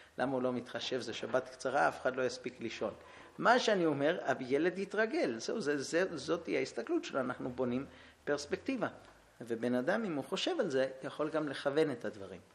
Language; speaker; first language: Hebrew; early bilingual, heritage; Hebrew